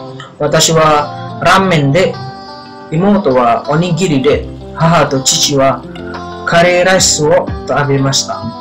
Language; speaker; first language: Japanese; non-native, learner; Indonesian